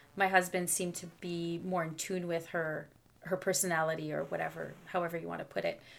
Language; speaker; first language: English; non-native, fluent; French